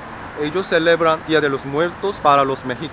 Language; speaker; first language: Spanish; non-native, fluent; Korean